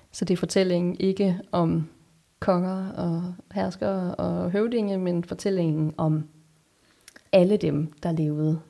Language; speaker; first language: Danish; native; Danish